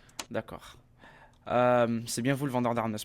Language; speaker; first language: French; native; French